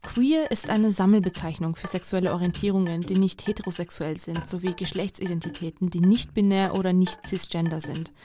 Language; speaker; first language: German; early bilingual, other home language; Georgian